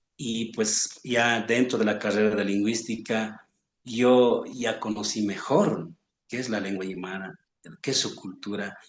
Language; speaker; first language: Spanish; non-native, local second language; Aymara